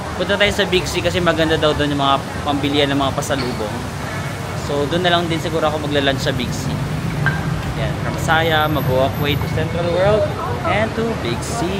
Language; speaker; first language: Filipino; native; Filipino